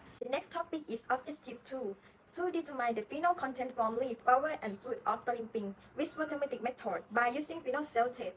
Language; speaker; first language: English; non-native, learner; Thai